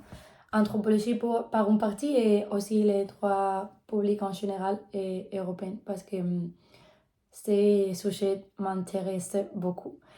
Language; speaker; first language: French; non-native, learner; Spanish